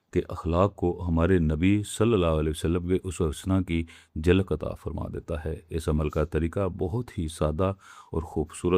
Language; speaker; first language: Urdu; native; Urdu